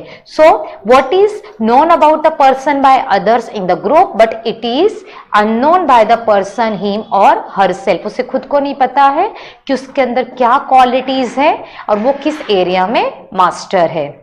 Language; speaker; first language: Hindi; native; Hindi